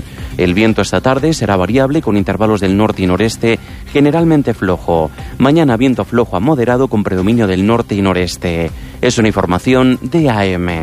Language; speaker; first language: Spanish; native; Spanish